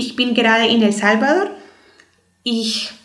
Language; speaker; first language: German; non-native, fluent; Spanish